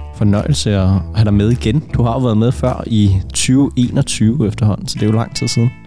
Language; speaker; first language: Danish; native; Danish